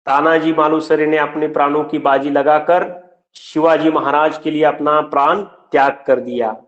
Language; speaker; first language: Hindi; non-native, local second language; Marathi